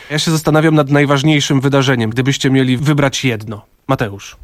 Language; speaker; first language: Polish; native; Polish